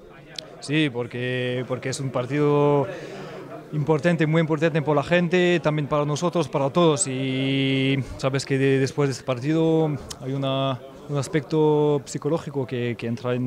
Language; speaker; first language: Spanish; non-native, fluent; French